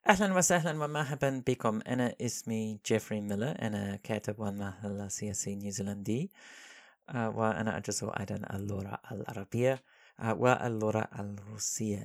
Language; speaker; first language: Arabic; non-native, learner; English